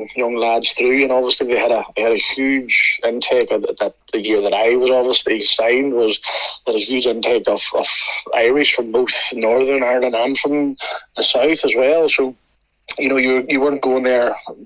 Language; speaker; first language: English; native; English